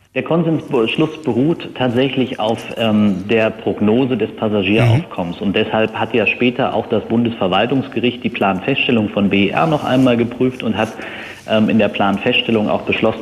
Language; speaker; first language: German; native; German